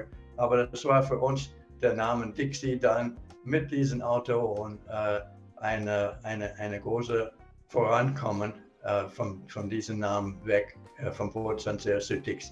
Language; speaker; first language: German; non-native, fluent; English